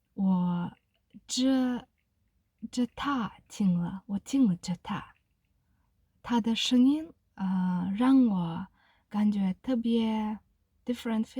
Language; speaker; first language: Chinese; non-native, learner; Kazakh